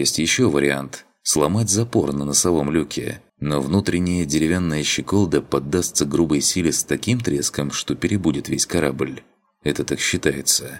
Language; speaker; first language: Russian; native; Russian